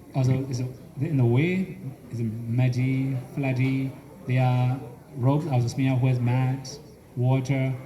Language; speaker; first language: English; non-native, fluent; Burmese